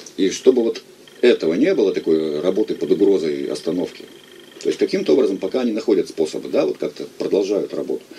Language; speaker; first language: Russian; native; Russian